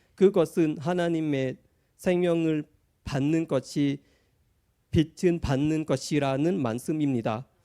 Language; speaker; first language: Korean; non-native, fluent; Thai